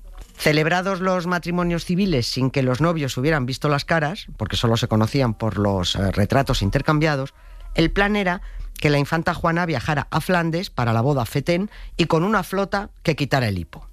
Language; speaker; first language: Spanish; native; Spanish